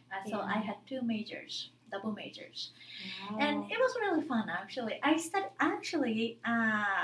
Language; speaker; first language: English; non-native, fluent; Japanese